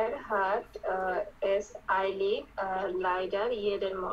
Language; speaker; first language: German; non-native, learner; Bangla